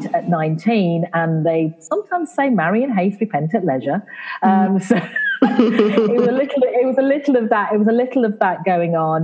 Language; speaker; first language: English; native; English